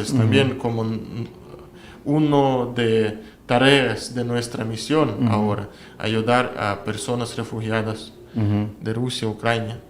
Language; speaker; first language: Spanish; non-native, learner; Russian